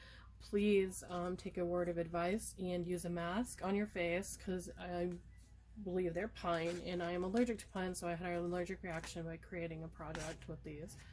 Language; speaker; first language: English; native; English